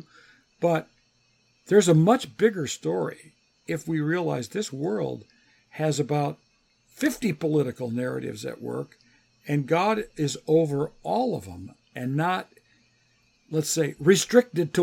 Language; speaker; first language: English; native; English